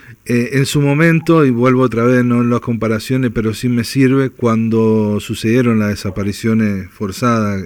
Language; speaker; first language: Spanish; native; Spanish